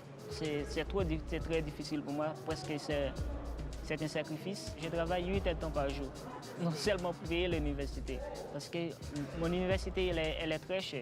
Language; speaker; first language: French; non-native, local second language; Haitian Creole